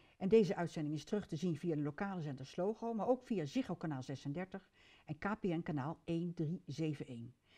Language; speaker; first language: Dutch; native; Dutch